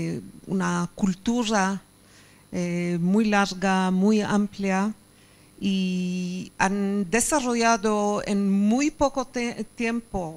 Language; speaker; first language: Spanish; non-native, fluent; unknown